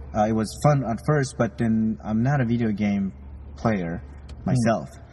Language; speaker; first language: English; non-native, fluent; Japanese